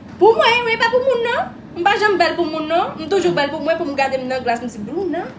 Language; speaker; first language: Haitian Creole; non-native, fluent; Portuguese